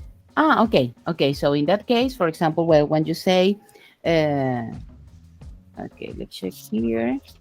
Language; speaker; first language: English; non-native, fluent; Spanish